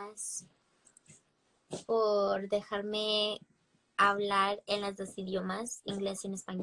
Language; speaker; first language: Spanish; early bilingual, heritage; English